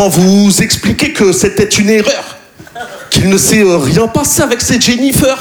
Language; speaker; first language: French; native; French